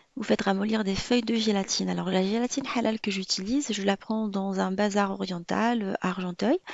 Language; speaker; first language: French; non-native, local second language; Arabic